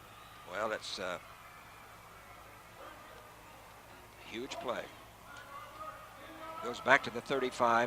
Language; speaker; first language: English; native; English